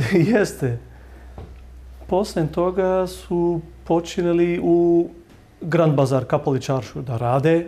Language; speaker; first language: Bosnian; early bilingual, heritage; Bosnian